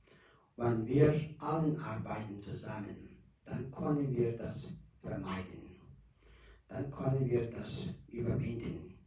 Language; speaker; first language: German; non-native, learner; Tibetan